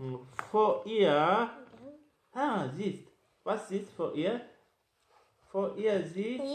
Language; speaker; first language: German; non-native, fluent; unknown